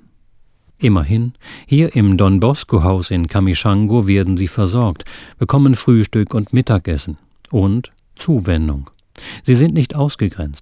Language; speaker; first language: German; native; German